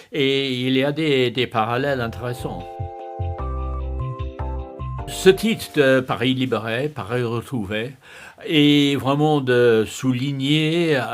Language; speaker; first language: French; non-native, fluent; English